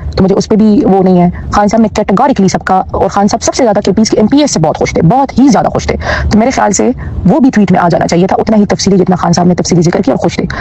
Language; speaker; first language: Urdu; non-native, local second language; Pashto